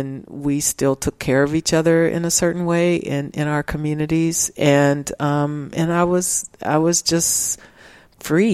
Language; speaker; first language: English; native; English